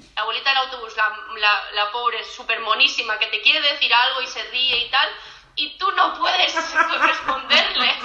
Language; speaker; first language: Spanish; native; Spanish